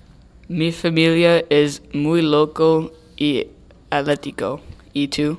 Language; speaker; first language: Spanish; non-native, learner; English